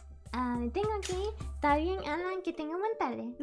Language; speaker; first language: Spanish; early bilingual, heritage; Spanish